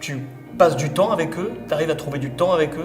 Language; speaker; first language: French; native; French